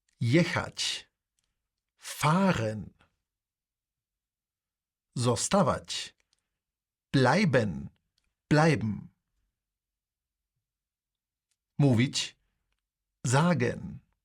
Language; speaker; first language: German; non-native, fluent; Polish